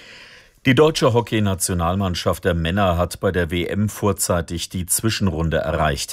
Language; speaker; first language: German; native; German